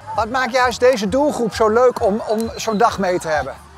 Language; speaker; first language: Dutch; native; Dutch